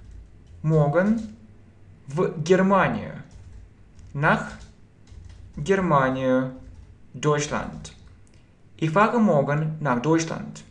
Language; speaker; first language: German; non-native, fluent; Russian